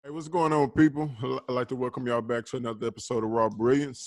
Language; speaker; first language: English; native; English